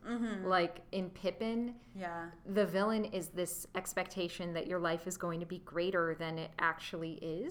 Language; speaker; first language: English; native; English